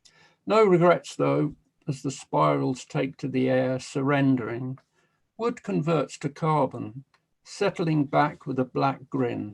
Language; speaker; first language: English; native; English